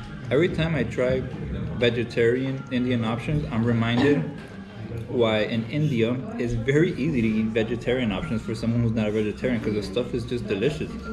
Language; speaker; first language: English; native; English